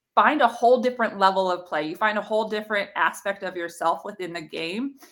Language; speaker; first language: English; native; English